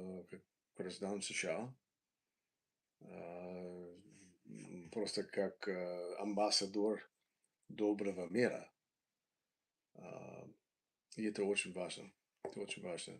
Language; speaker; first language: Russian; non-native, learner; English